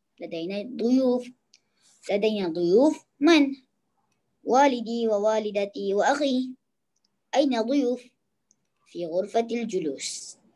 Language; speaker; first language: Arabic; non-native, learner; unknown